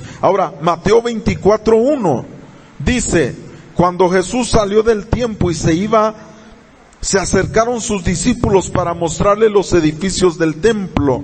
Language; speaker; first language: Spanish; native; Spanish